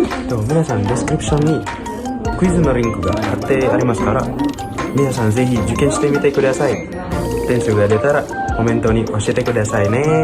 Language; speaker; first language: Japanese; non-native, learner; Indonesian